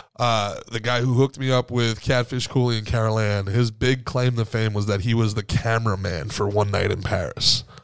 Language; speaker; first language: English; native; English